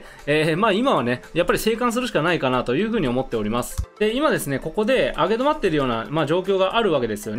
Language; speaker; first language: Japanese; native; Japanese